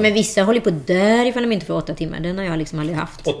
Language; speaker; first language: Swedish; native; Swedish